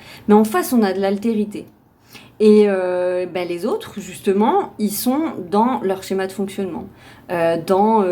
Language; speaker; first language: French; native; French